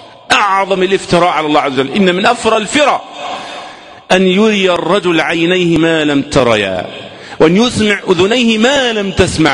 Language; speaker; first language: Arabic; native; Arabic